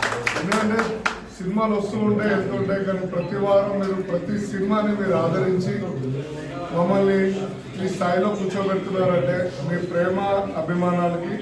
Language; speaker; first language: Telugu; native; Telugu